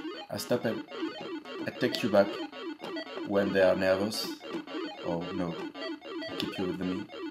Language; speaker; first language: English; non-native, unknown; French